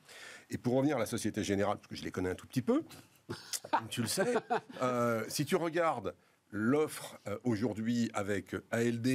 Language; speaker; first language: French; native; French